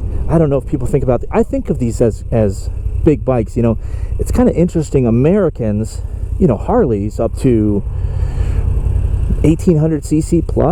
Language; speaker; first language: English; native; English